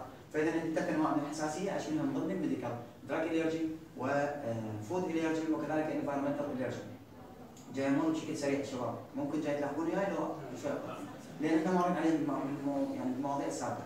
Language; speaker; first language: Arabic; native; Arabic